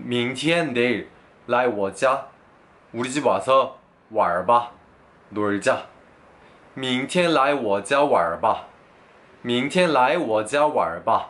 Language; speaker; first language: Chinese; non-native, fluent; Korean